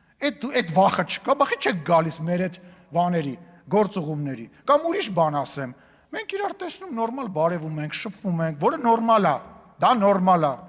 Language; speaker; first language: Armenian; native; Armenian